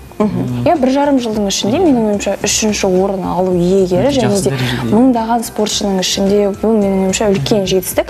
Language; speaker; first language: Kazakh; native; Kazakh